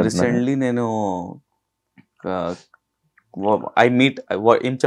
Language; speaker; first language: Telugu; non-native, local second language; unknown